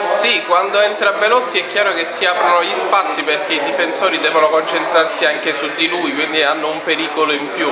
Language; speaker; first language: Italian; native; Italian